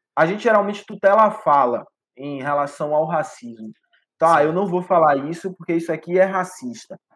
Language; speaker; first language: Portuguese; native; Portuguese